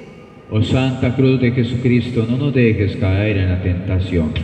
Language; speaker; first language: Spanish; native; Spanish